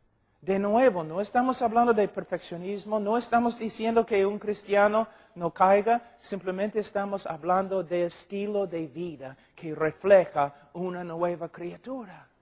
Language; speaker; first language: Spanish; non-native, fluent; English